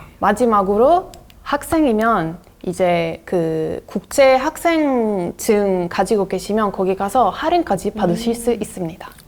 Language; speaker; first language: Korean; non-native, fluent; Italian